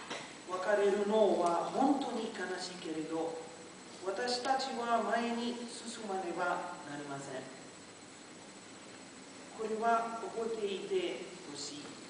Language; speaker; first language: Japanese; non-native, learner; Portuguese